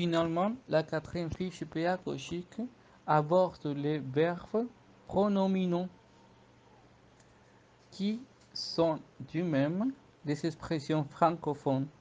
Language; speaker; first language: French; non-native, fluent; Spanish